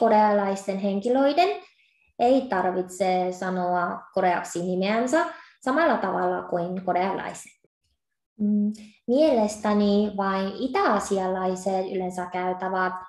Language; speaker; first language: Finnish; non-native, fluent; Korean